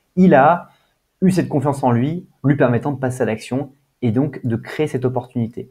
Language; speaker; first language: French; native; French